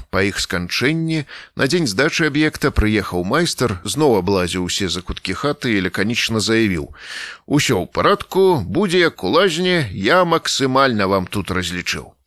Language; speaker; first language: Belarusian; native; Belarusian